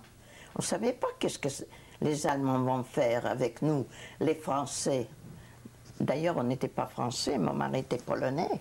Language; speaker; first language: French; non-native, fluent; Hungarian